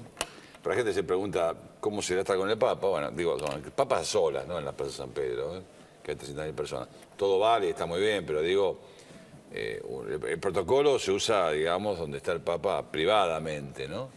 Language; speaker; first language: Spanish; native; Spanish